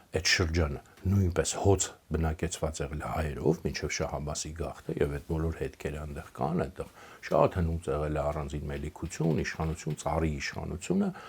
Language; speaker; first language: Armenian; native; Armenian